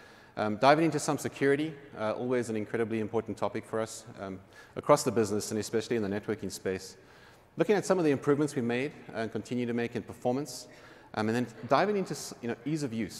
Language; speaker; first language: English; native; English